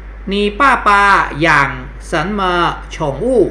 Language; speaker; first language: Chinese; non-native, fluent; Thai